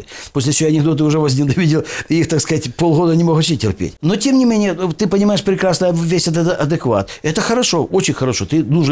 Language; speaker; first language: Russian; native; Russian